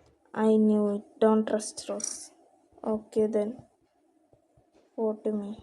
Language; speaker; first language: English; non-native, local second language; Malayalam